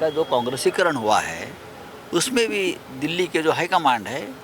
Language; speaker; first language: Hindi; non-native, local second language; Marathi